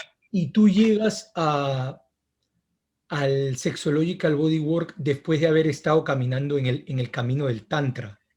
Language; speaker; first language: Spanish; native; Spanish